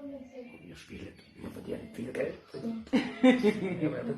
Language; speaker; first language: German; native; German